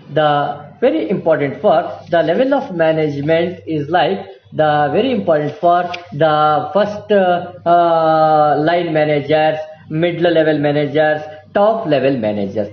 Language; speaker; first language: English; non-native, local second language; Kannada